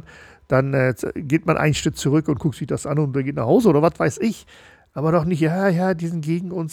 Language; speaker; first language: German; native; German